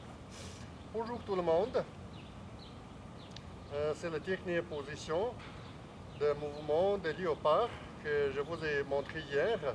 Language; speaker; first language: French; non-native, learner; Chinese